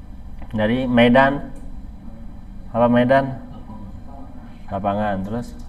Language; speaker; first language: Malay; non-native, local second language; Indonesian